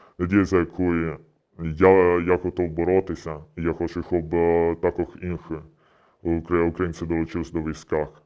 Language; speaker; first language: Ukrainian; early bilingual, heritage; Ukrainian